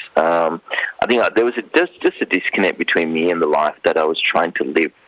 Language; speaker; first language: English; non-native, local second language; Sinhala